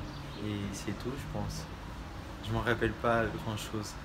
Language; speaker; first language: French; early bilingual, other home language; Portuguese